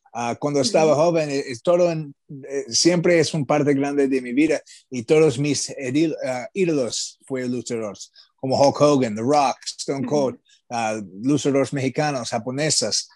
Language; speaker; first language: Spanish; non-native, learner; English